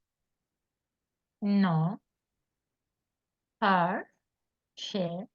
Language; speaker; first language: English; non-native, learner; Turkish